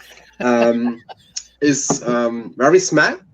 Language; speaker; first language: English; non-native, learner; German